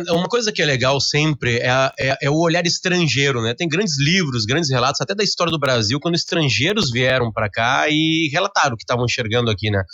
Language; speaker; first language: Portuguese; native; Portuguese